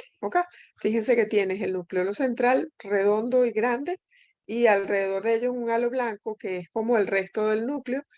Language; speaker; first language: Spanish; native; Spanish